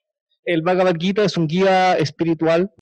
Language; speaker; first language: Spanish; native; Spanish